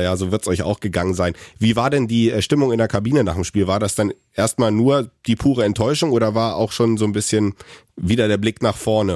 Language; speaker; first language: German; native; German